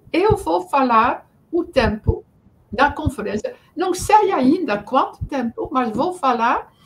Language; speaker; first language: Portuguese; non-native, fluent; Dutch